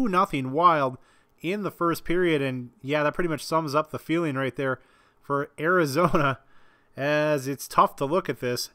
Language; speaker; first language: English; native; English